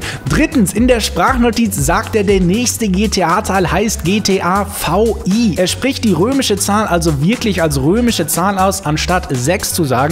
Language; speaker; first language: German; native; German